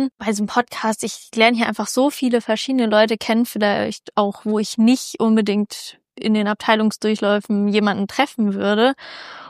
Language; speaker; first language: German; native; German